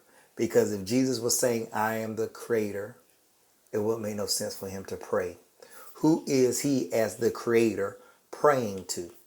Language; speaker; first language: English; native; English